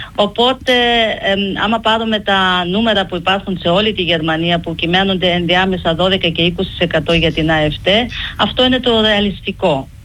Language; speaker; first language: Greek; early bilingual, heritage; Greek